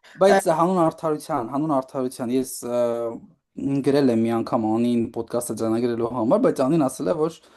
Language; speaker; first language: Armenian; native; Armenian